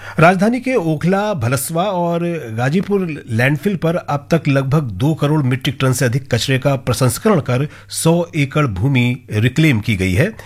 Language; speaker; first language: Hindi; native; Hindi